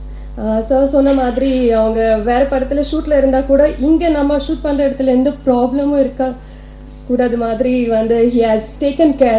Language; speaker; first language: Tamil; non-native, local second language; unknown